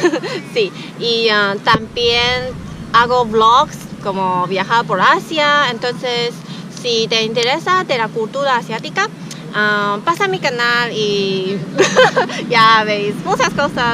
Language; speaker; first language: Spanish; non-native, learner; Chinese